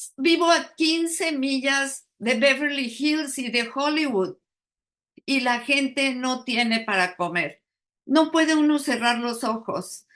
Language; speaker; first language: Spanish; native; Spanish